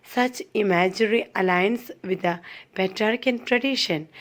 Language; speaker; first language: English; non-native, local second language; Malayalam